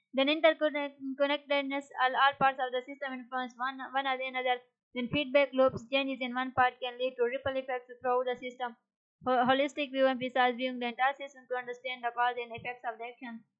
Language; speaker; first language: English; non-native, local second language; Urdu